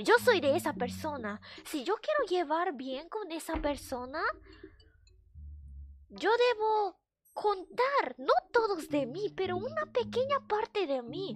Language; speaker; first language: Spanish; non-native, fluent; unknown